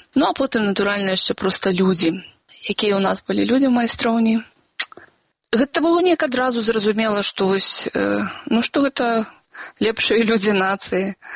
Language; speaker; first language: Belarusian; non-native, local second language; Russian